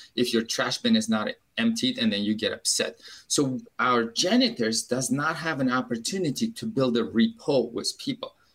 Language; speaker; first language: English; non-native, fluent; Uzbek